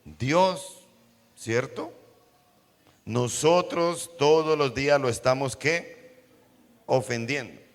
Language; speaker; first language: Spanish; native; Spanish